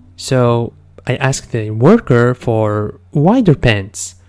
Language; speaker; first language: English; non-native, fluent; Arabic